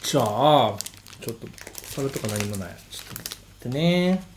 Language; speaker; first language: Japanese; non-native, fluent; English